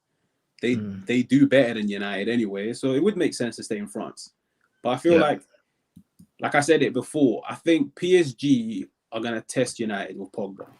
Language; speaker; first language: English; native; English